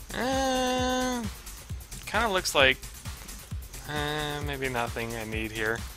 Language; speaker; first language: English; native; English